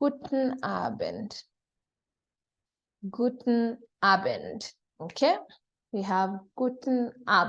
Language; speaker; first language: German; non-native, fluent; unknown